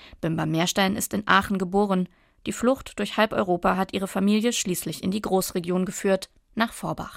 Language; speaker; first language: German; native; German